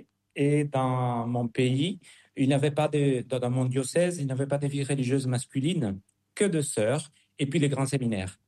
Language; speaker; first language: French; non-native, fluent; Spanish